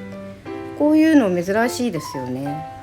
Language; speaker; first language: Japanese; native; Japanese